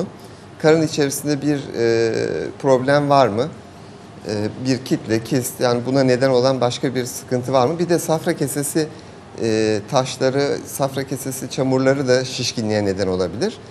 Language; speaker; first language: Turkish; native; Turkish